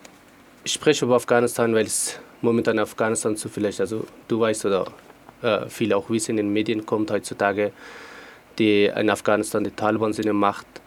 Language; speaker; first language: German; non-native, fluent; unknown